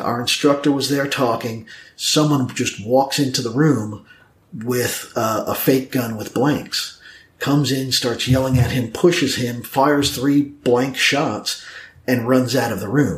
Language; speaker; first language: English; native; English